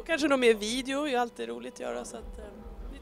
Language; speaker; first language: Swedish; native; Swedish